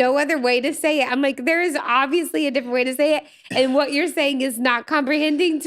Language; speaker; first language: English; native; English